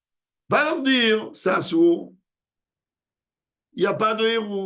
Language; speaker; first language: French; native; French